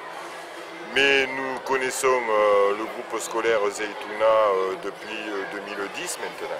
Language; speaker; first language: French; native; French